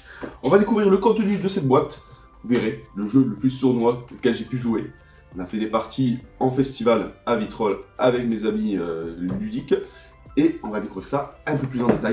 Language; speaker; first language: French; native; French